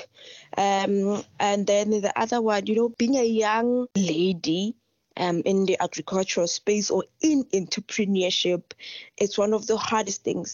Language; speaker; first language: English; non-native, local second language; Northern Sotho